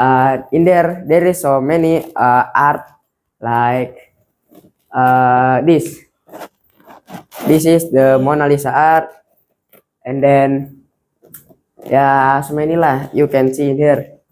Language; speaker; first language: English; non-native, learner; Indonesian